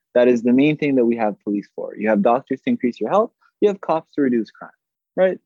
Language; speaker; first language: English; native; English